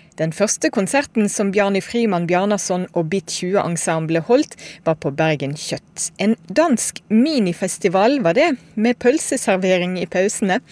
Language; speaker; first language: Norwegian; native; Norwegian